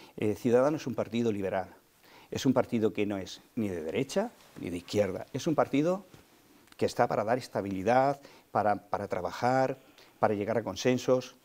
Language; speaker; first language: Spanish; native; Spanish